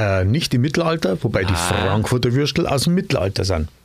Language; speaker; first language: German; native; German